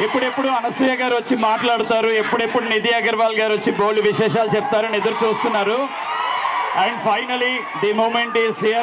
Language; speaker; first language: Telugu; native; Telugu